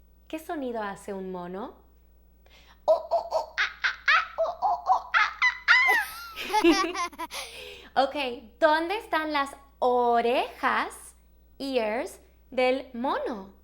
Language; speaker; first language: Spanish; non-native, fluent; English